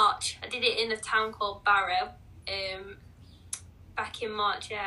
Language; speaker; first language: English; native; English